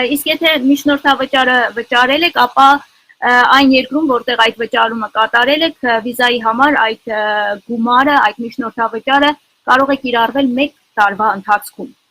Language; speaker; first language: Armenian; native; Armenian